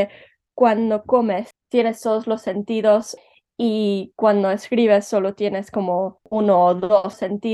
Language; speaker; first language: Spanish; early bilingual, heritage; Spanish